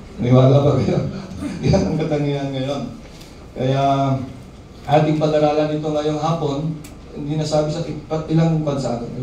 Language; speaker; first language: Filipino; non-native, local second language; Hiligaynon